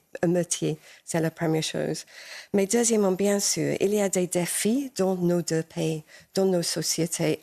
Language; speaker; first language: French; non-native, fluent; English